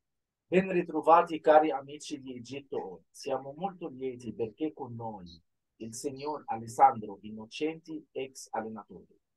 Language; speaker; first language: Italian; non-native, fluent; Arabic